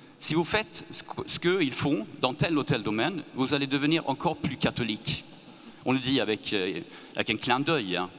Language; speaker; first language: French; non-native, fluent; Swedish